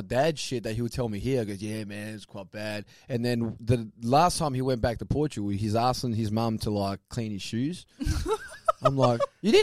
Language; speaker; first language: English; native; English